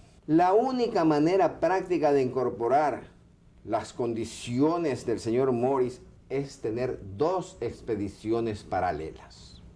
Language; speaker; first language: Spanish; native; Spanish